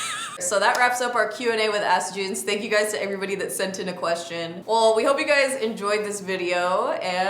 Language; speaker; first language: English; native; English